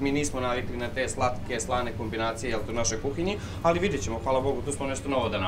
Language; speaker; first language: Serbian; native; Serbian